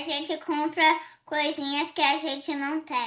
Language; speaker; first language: Portuguese; early bilingual, heritage; Portuguese